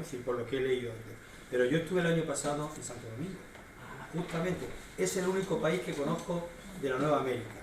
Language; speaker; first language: Spanish; native; Spanish